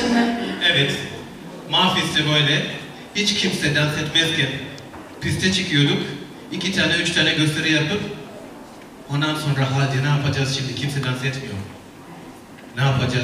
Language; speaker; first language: Turkish; non-native, fluent; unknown